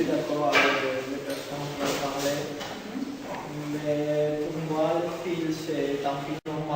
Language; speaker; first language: French; non-native, learner; Spanish